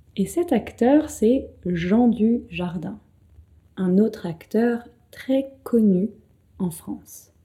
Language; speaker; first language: French; native; French